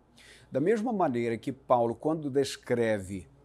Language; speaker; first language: Portuguese; native; Portuguese